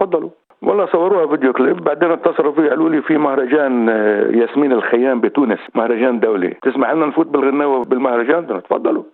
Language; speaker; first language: Arabic; native; Arabic